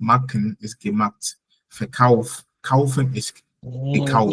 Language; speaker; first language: German; non-native, learner; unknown